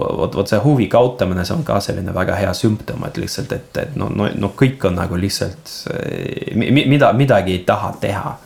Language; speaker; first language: Estonian; non-native, local second language; Russian